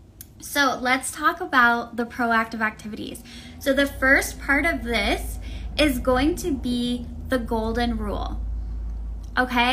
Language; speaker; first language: English; native; English